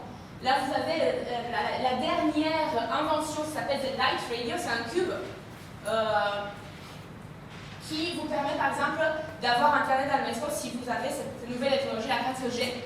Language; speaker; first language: French; non-native, fluent; Romanian